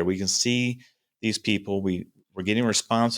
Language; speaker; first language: English; native; English